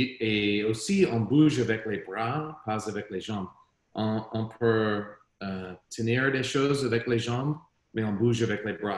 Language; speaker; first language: French; non-native, learner; English